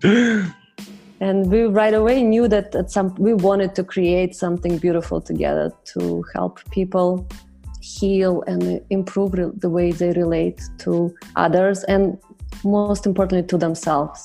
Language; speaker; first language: English; non-native, fluent; Russian